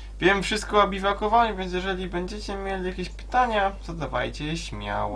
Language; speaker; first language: Polish; native; Polish